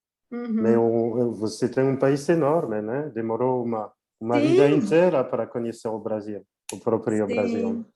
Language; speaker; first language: Portuguese; non-native, fluent; French